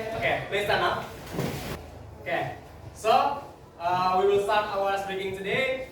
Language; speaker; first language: English; non-native, learner; Indonesian